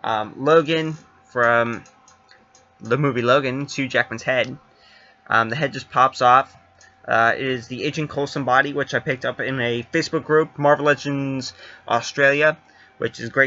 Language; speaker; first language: English; native; English